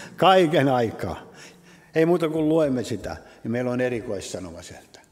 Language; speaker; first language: Finnish; native; Finnish